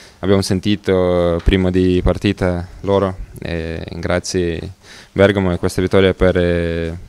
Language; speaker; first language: Italian; non-native, learner; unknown